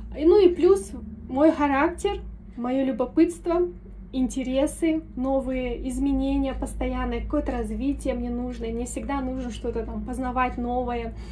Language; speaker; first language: Russian; native; Russian